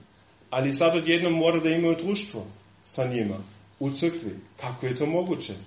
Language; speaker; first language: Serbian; non-native, fluent; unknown